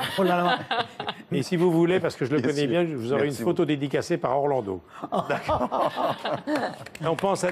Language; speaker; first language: French; native; French